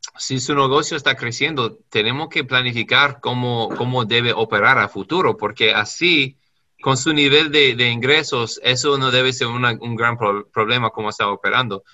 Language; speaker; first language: Spanish; non-native, learner; English